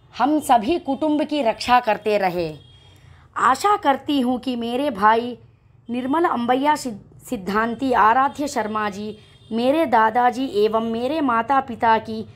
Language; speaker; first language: Hindi; non-native, local second language; Telugu